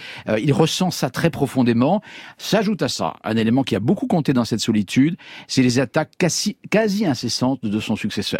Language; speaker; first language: French; native; French